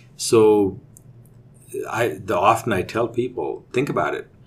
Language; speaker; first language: English; non-native, local second language; Telugu